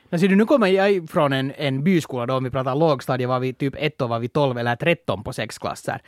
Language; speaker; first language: Swedish; native; Swedish